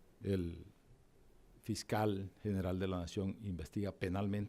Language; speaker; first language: Spanish; native; Spanish